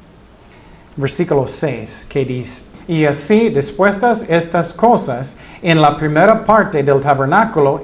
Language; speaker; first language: Spanish; non-native, fluent; English